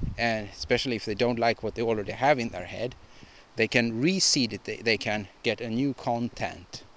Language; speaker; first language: English; non-native, fluent; Swedish